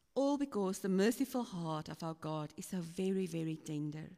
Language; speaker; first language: English; non-native, local second language; Afrikaans